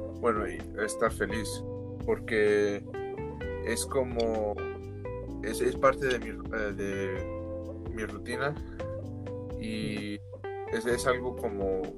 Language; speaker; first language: Spanish; early bilingual, heritage; Spanish